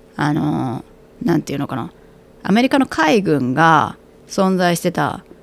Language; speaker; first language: Japanese; native; Japanese